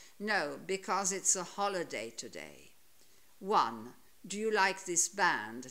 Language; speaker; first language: English; non-native, fluent; Italian